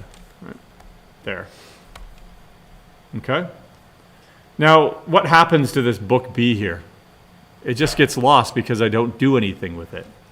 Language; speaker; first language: English; native; English